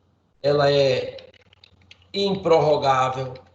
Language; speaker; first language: Portuguese; native; Portuguese